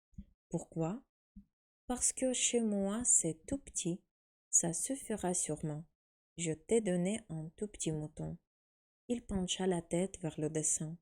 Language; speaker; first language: French; non-native, fluent; Ukrainian